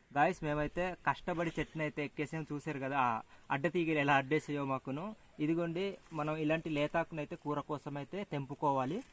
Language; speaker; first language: Telugu; non-native, local second language; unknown